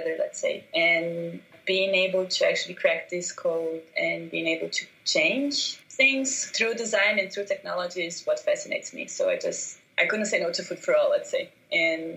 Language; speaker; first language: English; non-native, fluent; Portuguese